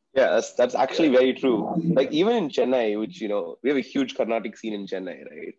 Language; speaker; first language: English; non-native, local second language; Tamil